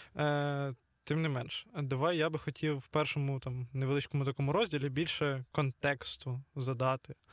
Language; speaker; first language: Ukrainian; native; Ukrainian